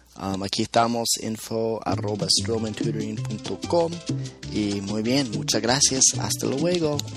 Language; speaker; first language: Spanish; non-native, fluent; English